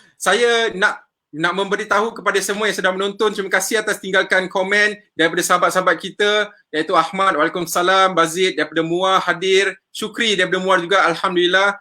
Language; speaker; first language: Malay; native; Malay